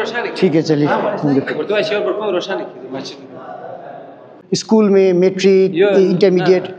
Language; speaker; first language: Hindi; non-native, learner; Bangla